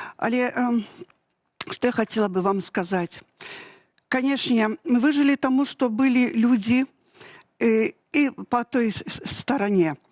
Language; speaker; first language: Belarusian; native; Belarusian